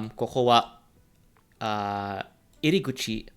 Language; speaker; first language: Japanese; non-native, learner; English